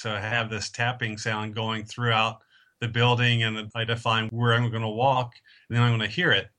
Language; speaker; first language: English; native; English